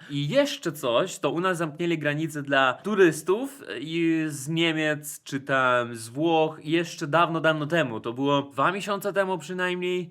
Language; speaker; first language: Polish; non-native, fluent; Russian